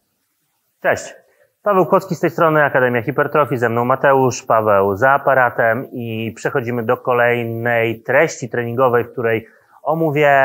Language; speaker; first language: Polish; native; Polish